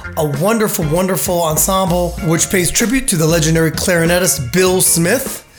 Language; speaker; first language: English; native; English